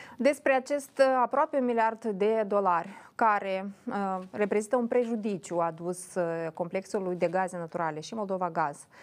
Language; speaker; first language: Romanian; native; Romanian